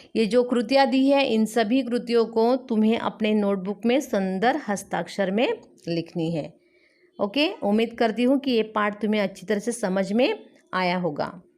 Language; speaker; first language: Hindi; non-native, local second language; Marathi